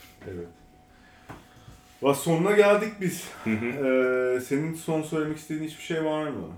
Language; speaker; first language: Turkish; native; Turkish